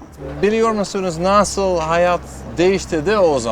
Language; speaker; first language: Turkish; non-native, learner; Dutch